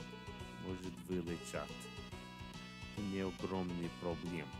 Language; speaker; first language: Russian; non-native, learner; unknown